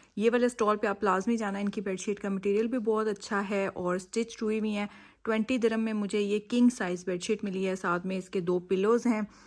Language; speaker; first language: Urdu; native; Urdu